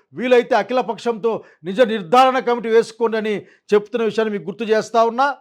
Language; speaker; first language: Telugu; native; Telugu